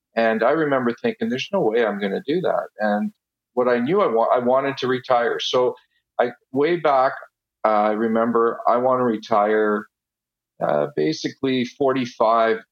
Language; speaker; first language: English; non-native, fluent; Italian